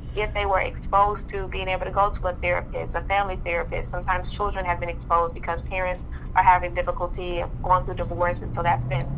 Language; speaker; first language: English; native; English